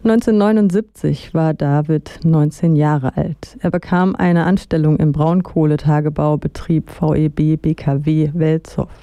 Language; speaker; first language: German; native; German